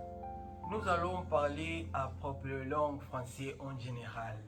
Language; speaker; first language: French; non-native, learner; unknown